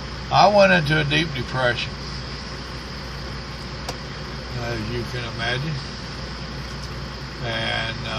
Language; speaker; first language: English; native; English